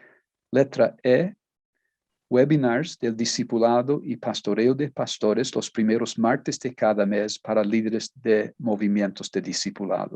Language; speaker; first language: Spanish; non-native, fluent; Portuguese